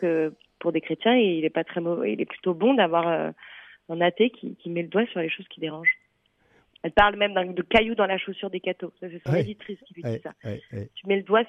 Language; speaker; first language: French; native; French